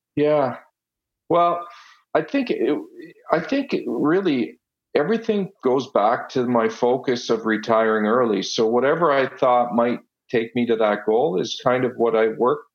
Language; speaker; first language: English; non-native, fluent; Italian